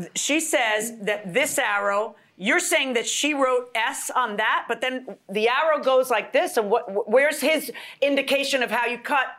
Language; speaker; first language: English; early bilingual, other home language; Spanish